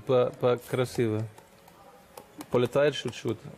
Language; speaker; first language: Russian; non-native, learner; German